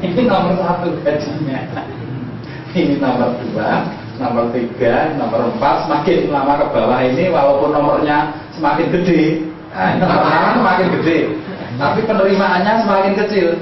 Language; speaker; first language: Indonesian; native; Indonesian